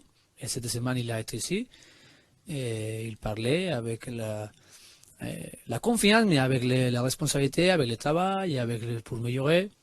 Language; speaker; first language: French; non-native, learner; Spanish